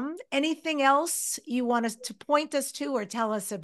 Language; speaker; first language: English; native; English